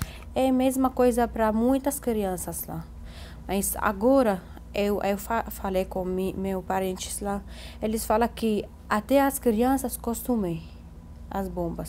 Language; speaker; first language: Portuguese; non-native, learner; Arabic